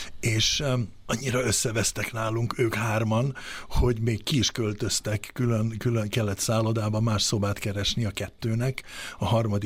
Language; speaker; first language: Hungarian; early bilingual, heritage; Swedish